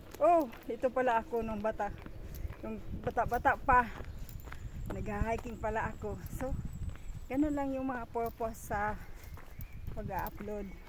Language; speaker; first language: Filipino; non-native, local second language; Cebuano